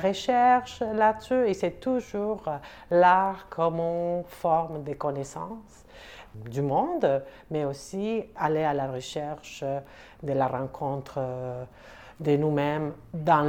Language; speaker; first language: French; non-native, fluent; Spanish